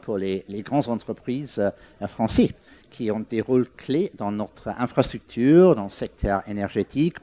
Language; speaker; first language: French; non-native, fluent; English